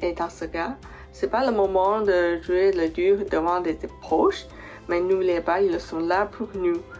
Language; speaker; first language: French; non-native, fluent; Chinese